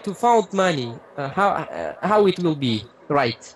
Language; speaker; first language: English; non-native, learner; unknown